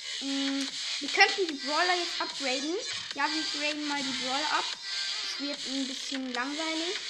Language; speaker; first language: German; native; German